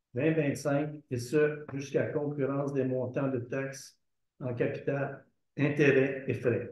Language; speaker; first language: French; native; French